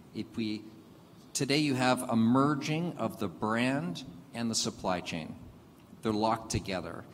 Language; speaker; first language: English; native; English